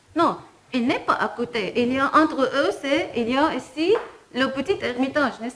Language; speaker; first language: French; non-native, fluent; Arabic